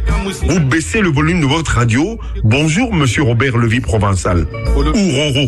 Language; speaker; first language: French; non-native, local second language; Akan